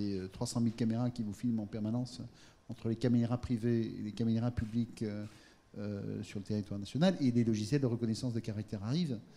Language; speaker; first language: French; native; French